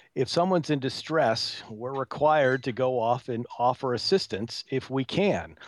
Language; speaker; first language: English; native; English